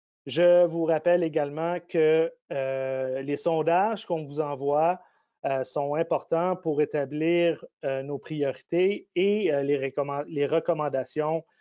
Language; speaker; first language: French; native; French